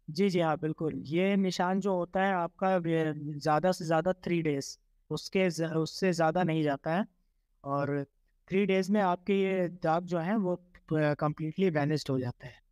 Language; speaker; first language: Hindi; native; Hindi